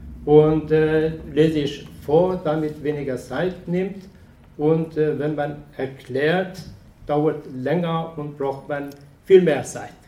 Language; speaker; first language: German; non-native, fluent; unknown